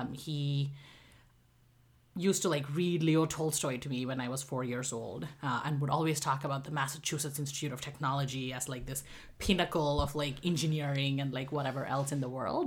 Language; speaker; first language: English; non-native, local second language; Tamil